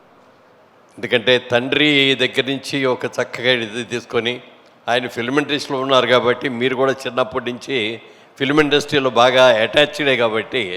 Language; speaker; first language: Telugu; native; Telugu